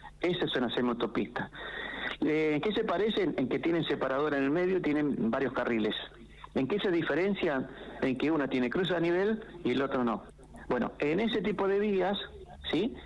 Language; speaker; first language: Spanish; native; Spanish